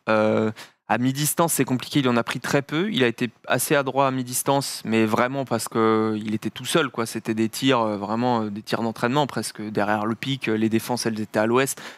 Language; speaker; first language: French; native; French